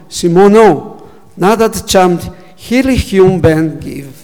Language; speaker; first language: Mongolian; non-native, learner; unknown